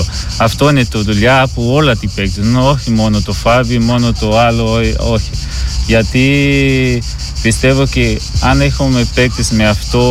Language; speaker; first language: Greek; non-native, learner; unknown